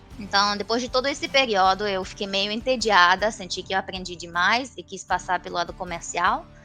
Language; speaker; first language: Portuguese; non-native, fluent; Romanian